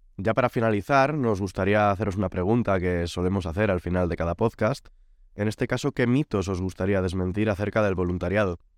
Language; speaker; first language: Spanish; native; Spanish